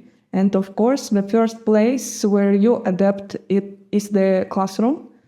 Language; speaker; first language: English; non-native, fluent; Gagauz